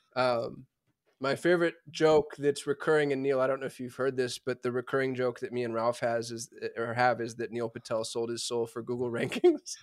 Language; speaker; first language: English; early bilingual, other home language; Urdu